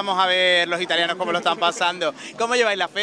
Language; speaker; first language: Spanish; native; Spanish